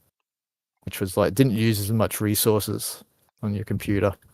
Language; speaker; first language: English; native; English